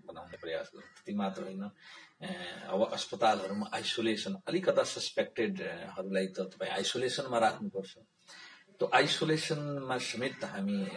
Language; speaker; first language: Nepali; non-native, local second language; Bhojpuri